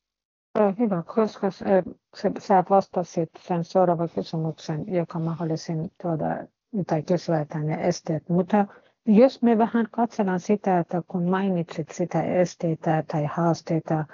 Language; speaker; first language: Finnish; non-native, fluent; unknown